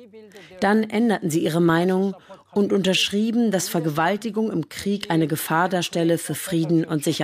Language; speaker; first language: German; native; German